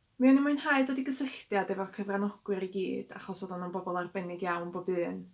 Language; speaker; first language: Welsh; native; Welsh